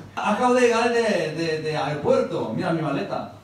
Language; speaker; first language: Spanish; non-native, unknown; Korean